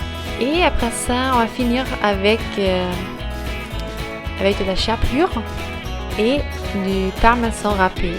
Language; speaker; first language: French; non-native, fluent; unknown